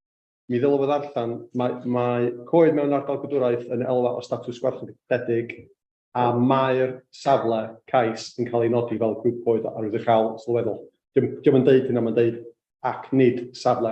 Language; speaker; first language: Welsh; native; Welsh